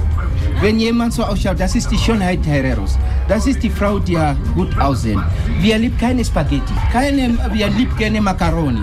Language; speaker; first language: German; non-native, local second language; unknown